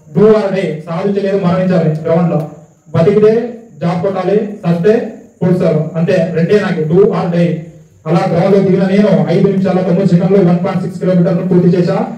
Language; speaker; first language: Telugu; non-native, local second language; Urdu